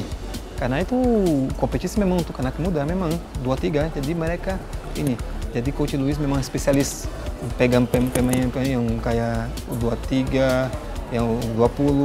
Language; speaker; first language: Indonesian; non-native, fluent; Portuguese